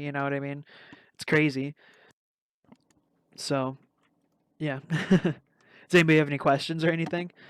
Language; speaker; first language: English; native; English